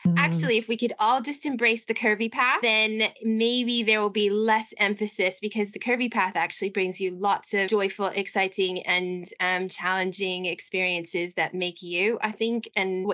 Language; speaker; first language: English; native; English